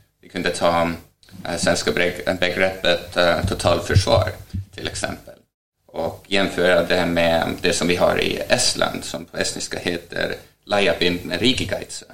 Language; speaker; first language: Swedish; non-native, fluent; Estonian